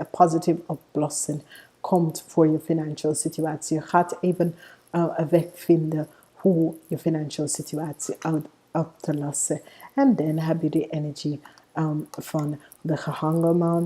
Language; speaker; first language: Dutch; non-native, fluent; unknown